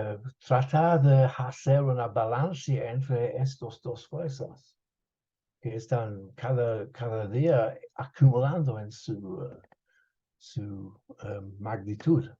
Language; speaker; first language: Spanish; non-native, fluent; English